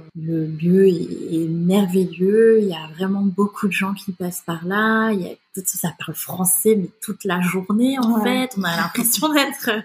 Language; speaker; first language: French; native; French